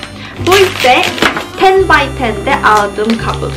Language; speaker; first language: Turkish; non-native, fluent; Korean